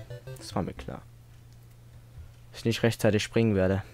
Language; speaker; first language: German; native; German